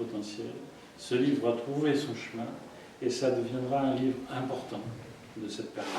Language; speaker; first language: French; native; French